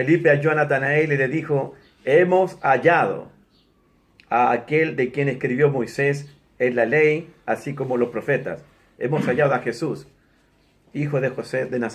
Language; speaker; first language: Spanish; native; Spanish